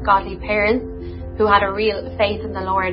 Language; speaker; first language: English; native; English